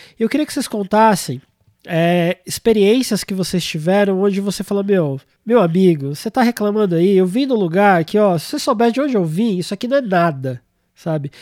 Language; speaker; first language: Portuguese; native; Portuguese